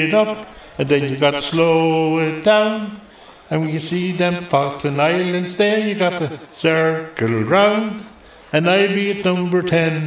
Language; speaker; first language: English; native; English